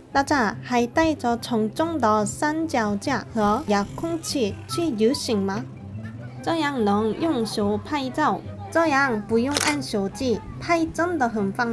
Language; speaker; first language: Chinese; non-native, fluent; Korean